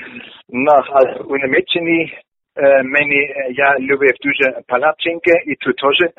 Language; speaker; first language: Ukrainian; non-native, learner; German